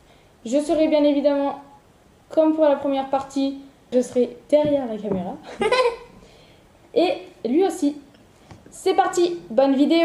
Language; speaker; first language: French; native; French